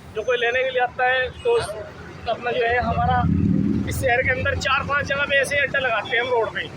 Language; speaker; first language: Hindi; native; Hindi